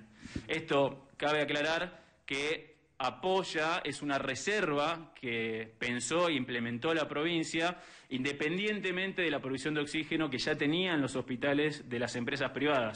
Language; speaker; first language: Spanish; native; Spanish